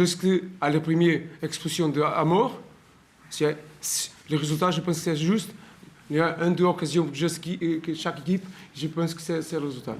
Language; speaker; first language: French; non-native, learner; Portuguese